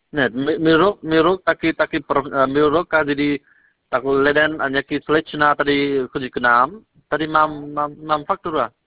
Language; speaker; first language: Czech; non-native, learner; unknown